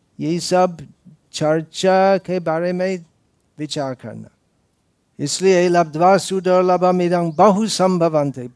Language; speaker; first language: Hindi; non-native, fluent; English